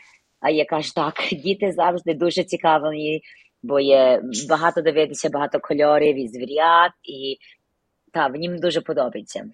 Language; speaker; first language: Ukrainian; early bilingual, heritage; Ukrainian